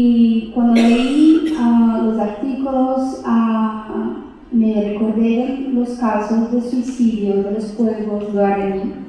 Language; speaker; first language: Spanish; non-native, fluent; Portuguese